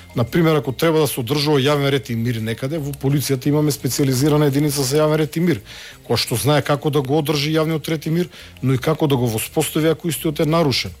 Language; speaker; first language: Macedonian; native; Macedonian